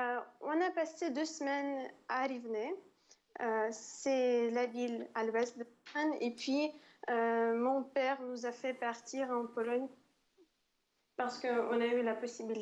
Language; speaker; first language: French; non-native, fluent; Ukrainian